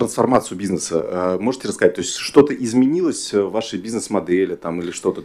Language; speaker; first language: Russian; native; Russian